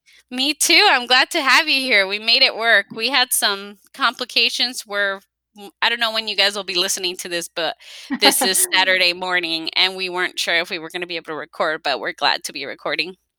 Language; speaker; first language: English; early bilingual, other home language; Spanish